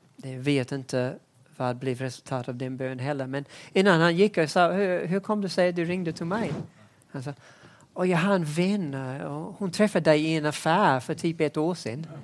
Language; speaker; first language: Swedish; non-native, fluent; English